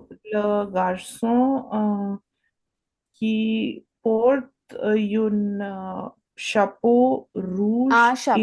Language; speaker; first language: French; non-native, learner; Hindi